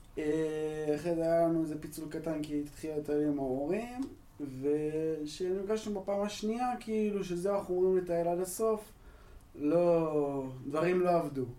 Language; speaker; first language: Hebrew; native; Hebrew